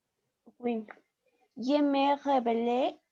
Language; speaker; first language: French; non-native, learner; Spanish